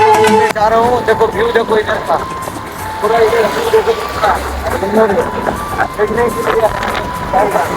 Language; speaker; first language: Hindi; non-native, local second language; Bangla